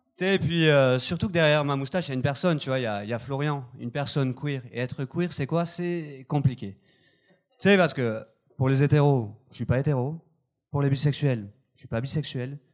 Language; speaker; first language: French; native; French